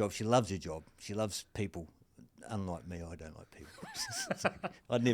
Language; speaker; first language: English; native; English